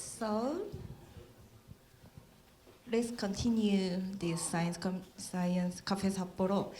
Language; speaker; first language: English; non-native, learner; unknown